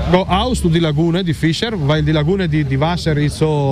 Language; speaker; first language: German; non-native, learner; Italian